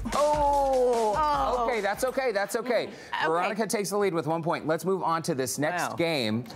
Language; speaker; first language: English; native; English